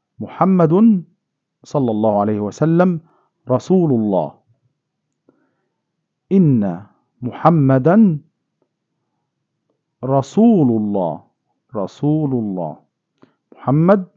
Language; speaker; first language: Arabic; non-native, fluent; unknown